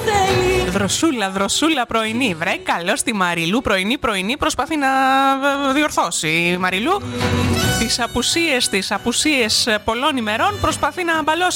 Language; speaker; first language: Greek; native; Greek